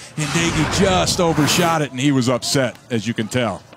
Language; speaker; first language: English; native; English